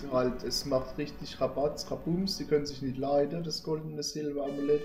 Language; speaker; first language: German; native; German